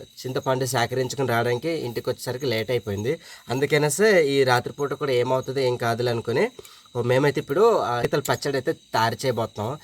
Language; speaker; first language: Telugu; non-native, local second language; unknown